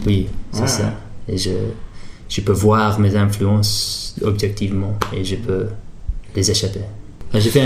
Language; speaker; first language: French; early bilingual, heritage; English